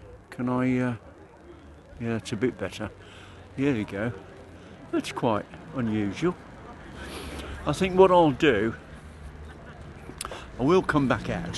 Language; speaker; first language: English; native; English